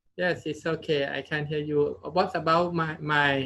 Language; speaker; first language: English; non-native, learner; Thai